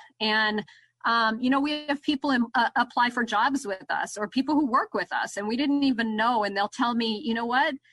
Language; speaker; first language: English; native; English